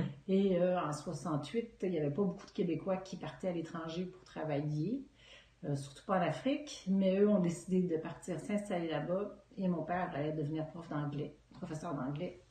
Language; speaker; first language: French; native; French